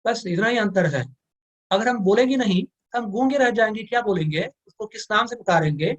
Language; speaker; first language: Hindi; non-native, local second language; Kannada